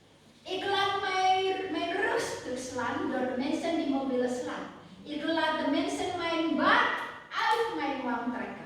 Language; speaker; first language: Dutch; non-native, fluent; Indonesian